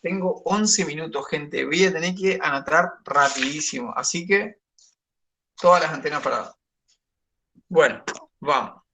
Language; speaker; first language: Spanish; native; Spanish